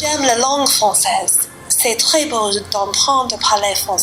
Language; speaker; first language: French; non-native, learner; English